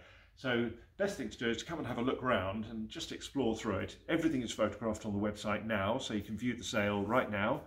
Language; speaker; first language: English; native; English